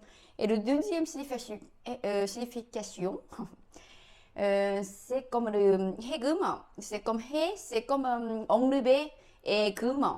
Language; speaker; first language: French; non-native, learner; Korean